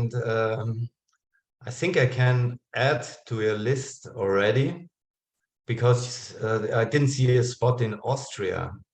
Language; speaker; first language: English; non-native, fluent; German